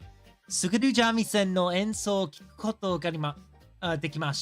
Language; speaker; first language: Japanese; non-native, learner; English